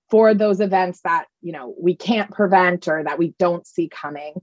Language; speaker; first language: English; native; English